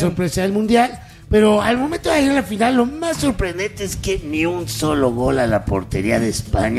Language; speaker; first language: Spanish; native; Spanish